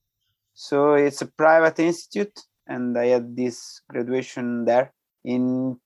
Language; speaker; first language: English; non-native, fluent; Italian